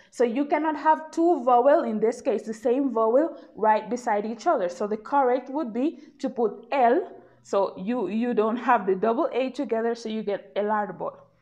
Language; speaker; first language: English; native; English